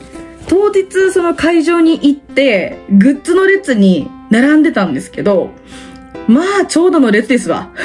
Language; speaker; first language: Japanese; native; Japanese